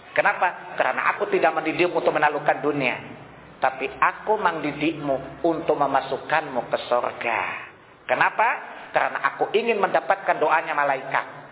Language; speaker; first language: Indonesian; non-native, local second language; Sundanese